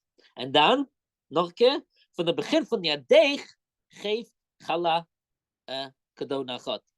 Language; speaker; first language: Dutch; non-native, fluent; English